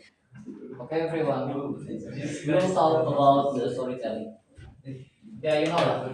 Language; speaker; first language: English; non-native, learner; Indonesian